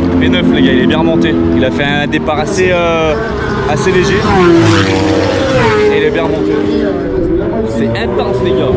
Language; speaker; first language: French; native; French